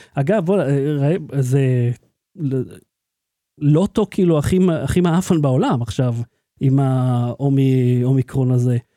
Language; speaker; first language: Hebrew; native; Hebrew